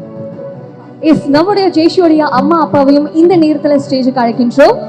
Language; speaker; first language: Tamil; native; Tamil